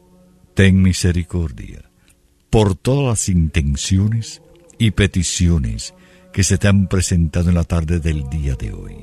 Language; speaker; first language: Spanish; native; Spanish